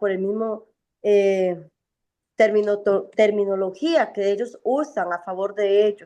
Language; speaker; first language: Spanish; native; Spanish